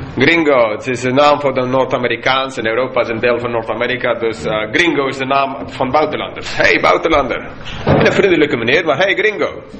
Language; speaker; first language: Dutch; non-native, fluent; English